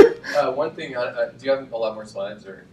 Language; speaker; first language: English; native; English